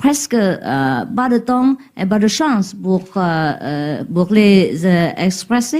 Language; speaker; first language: French; non-native, learner; Chinese